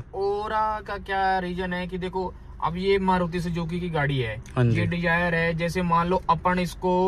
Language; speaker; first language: Hindi; native; Hindi